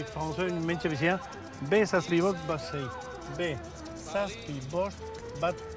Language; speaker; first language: Basque; native; Basque